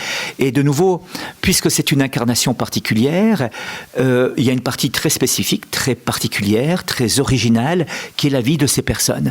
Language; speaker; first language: French; native; French